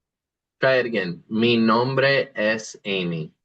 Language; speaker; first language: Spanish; non-native, fluent; English